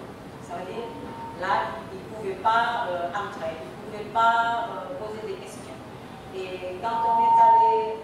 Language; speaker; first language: French; non-native, fluent; Indonesian